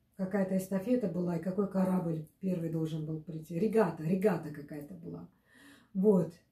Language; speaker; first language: Russian; native; Russian